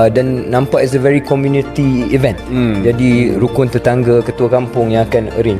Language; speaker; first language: Malay; native; Malay